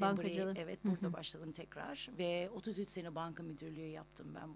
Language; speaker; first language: Turkish; early bilingual, heritage; Turkish